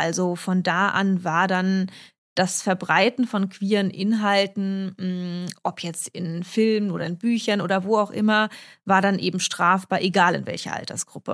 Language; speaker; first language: German; early bilingual, other home language; Russian